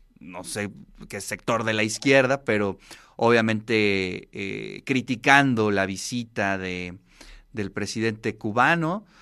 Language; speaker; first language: Spanish; native; Spanish